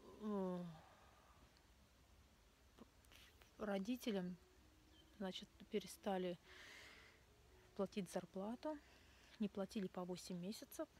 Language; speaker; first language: Russian; native; Russian